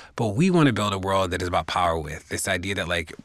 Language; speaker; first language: English; native; English